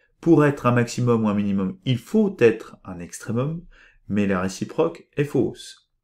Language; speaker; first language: French; native; French